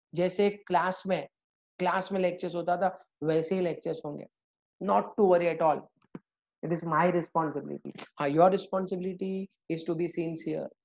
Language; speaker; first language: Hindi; native; Hindi